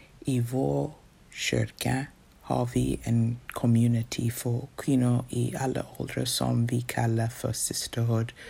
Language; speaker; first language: Swedish; non-native, fluent; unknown